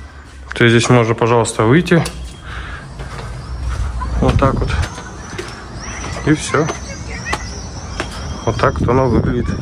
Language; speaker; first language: Russian; native; Russian